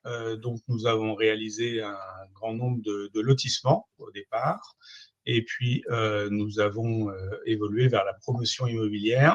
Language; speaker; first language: French; native; French